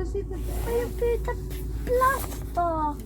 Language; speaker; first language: Swedish; early bilingual, other home language; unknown